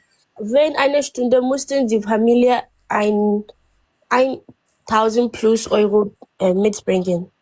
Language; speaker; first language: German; non-native, learner; Akan